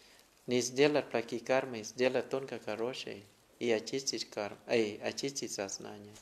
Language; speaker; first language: Russian; non-native, learner; Thai